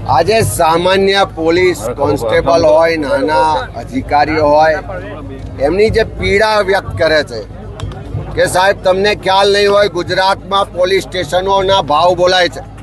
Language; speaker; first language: Gujarati; native; Gujarati